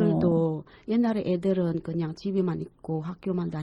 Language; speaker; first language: Korean; non-native, fluent; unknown